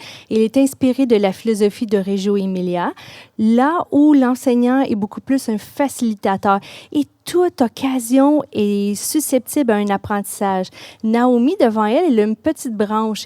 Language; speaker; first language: French; native; French